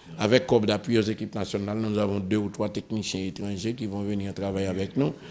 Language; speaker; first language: French; non-native, local second language; Haitian Creole